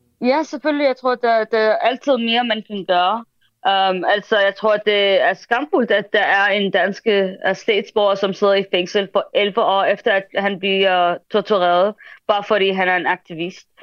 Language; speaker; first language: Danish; early bilingual, other home language; Arabic